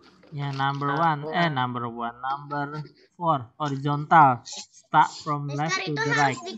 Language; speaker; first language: English; non-native, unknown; Indonesian